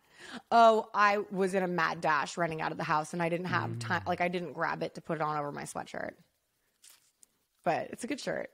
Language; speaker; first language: English; native; English